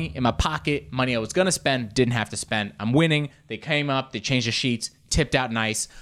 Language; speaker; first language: English; native; English